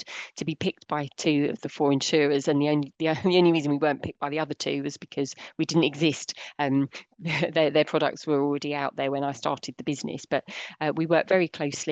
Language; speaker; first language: English; native; English